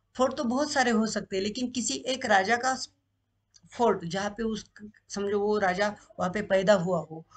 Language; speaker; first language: Hindi; non-native, local second language; Marathi